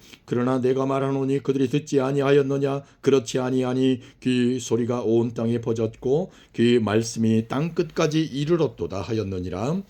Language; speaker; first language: Korean; native; Korean